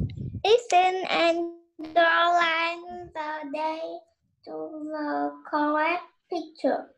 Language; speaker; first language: English; non-native, learner; Vietnamese